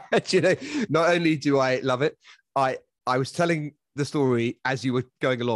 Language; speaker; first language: English; native; English